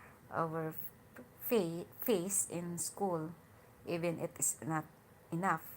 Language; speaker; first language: English; non-native, learner; Hiligaynon